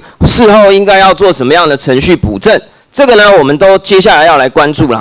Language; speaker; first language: Chinese; native; Chinese